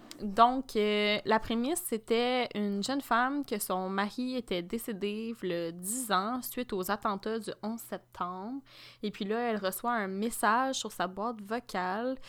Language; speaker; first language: French; native; French